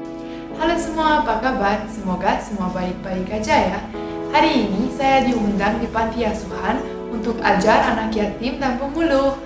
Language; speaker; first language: Indonesian; non-native, fluent; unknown